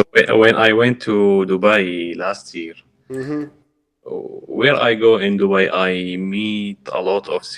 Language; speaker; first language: English; non-native, learner; Arabic